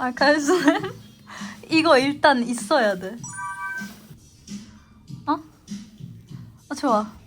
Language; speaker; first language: Korean; non-native, fluent; Turkish